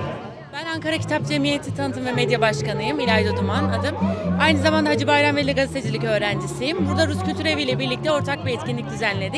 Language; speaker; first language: Turkish; native; Turkish